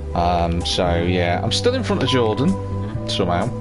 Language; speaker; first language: English; native; English